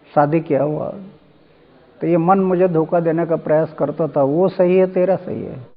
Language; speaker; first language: Hindi; non-native, local second language; Marathi